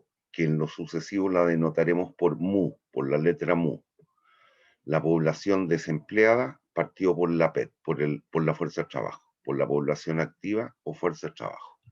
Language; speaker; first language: Spanish; native; Spanish